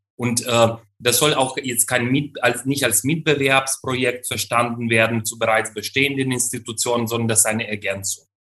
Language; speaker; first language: German; non-native, fluent; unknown